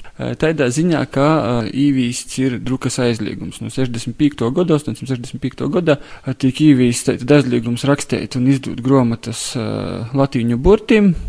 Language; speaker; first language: Latvian; native; Latvian